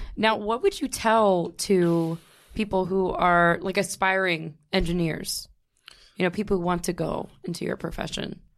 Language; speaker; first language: English; native; English